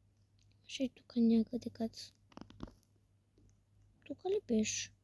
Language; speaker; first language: Bulgarian; early bilingual, heritage; Bulgarian